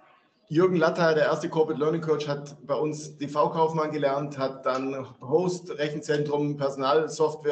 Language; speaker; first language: German; native; German